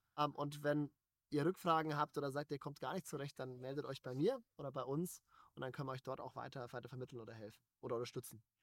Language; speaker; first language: German; native; German